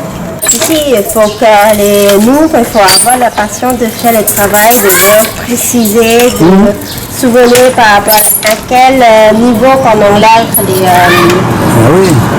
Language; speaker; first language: French; non-native, fluent; Khmer